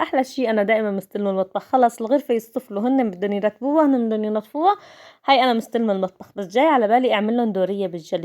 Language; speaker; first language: Arabic; native; Arabic